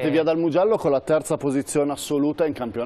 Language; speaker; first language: Italian; native; Italian